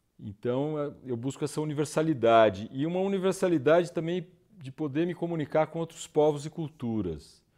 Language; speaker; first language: Portuguese; native; Portuguese